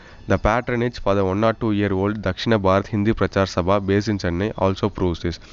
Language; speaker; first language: English; non-native, local second language; Tamil